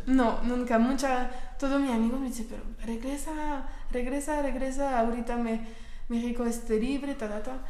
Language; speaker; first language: Spanish; non-native, learner; French